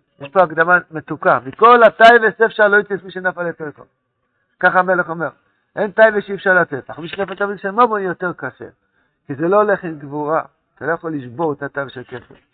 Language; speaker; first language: Hebrew; non-native, fluent; Yiddish